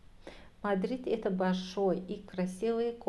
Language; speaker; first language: Russian; non-native, fluent; Azerbaijani